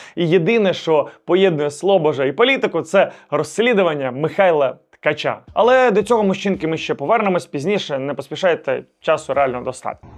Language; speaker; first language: Ukrainian; native; Ukrainian